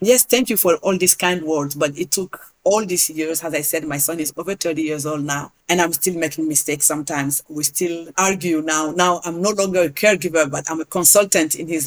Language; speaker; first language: English; non-native, fluent; Hausa